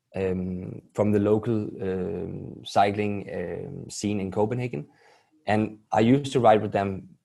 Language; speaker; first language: English; non-native, fluent; Danish